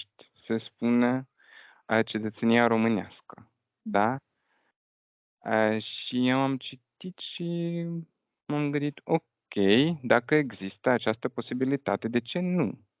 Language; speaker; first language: Romanian; non-native, fluent; Russian